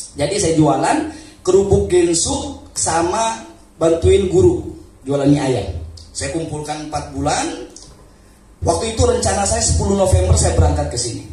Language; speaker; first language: Indonesian; non-native, local second language; Sundanese